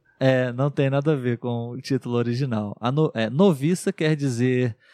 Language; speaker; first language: Portuguese; native; Portuguese